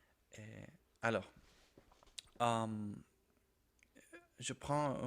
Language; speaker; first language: French; non-native, learner; Spanish